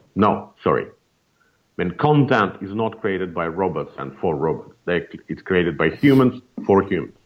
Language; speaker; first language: English; non-native, fluent; Russian